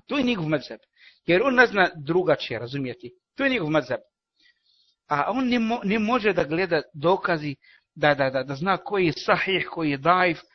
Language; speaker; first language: Bosnian; non-native, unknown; Arabic